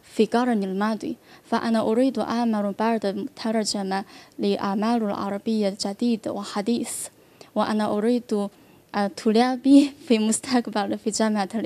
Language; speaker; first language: Arabic; non-native, learner; Chinese